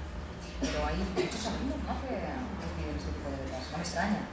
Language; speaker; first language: Spanish; native; Spanish